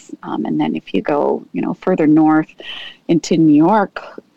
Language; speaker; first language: English; native; English